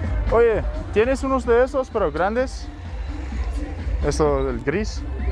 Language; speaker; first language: Spanish; non-native, learner; English